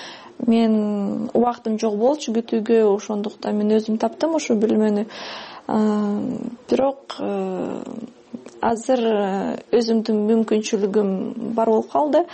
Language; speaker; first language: Kyrgyz; non-native, fluent; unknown